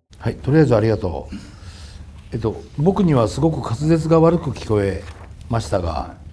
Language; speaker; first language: Japanese; native; Japanese